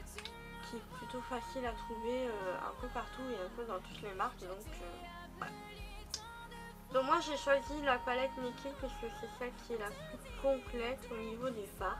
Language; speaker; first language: French; native; French